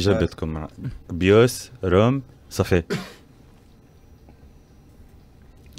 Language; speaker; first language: Arabic; native; Arabic